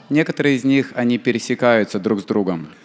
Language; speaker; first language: Russian; native; Russian